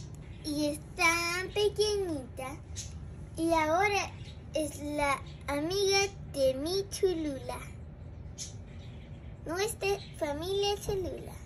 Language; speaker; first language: Spanish; early bilingual, heritage; Spanish